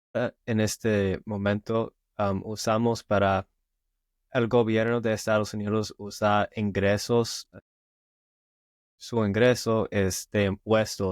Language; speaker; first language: Spanish; non-native, learner; English